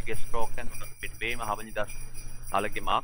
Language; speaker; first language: German; non-native, learner; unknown